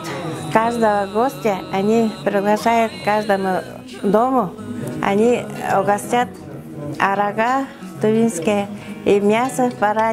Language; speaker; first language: Russian; non-native, local second language; Tuvinian